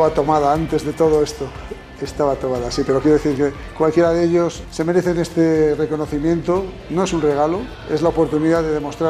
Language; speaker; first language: Spanish; native; Spanish